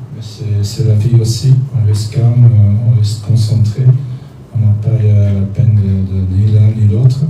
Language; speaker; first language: French; non-native, learner; Dutch